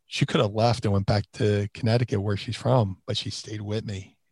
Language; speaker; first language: English; native; English